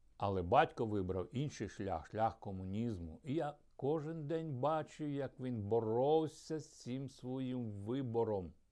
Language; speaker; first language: Ukrainian; early bilingual, other home language; Russian